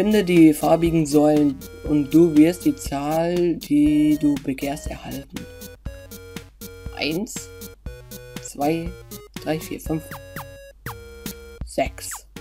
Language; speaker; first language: German; native; German